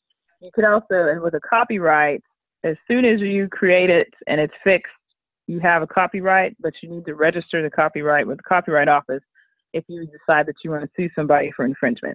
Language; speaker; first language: English; native; English